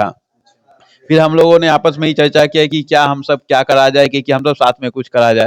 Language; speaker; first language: Hindi; native; Hindi